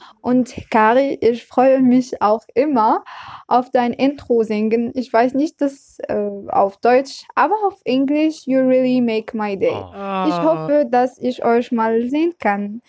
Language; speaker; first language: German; non-native, learner; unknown